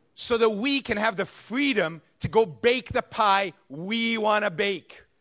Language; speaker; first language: English; non-native, fluent; Hebrew